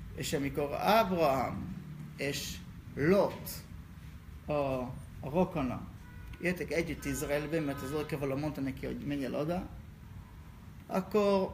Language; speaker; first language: Hungarian; non-native, learner; Hebrew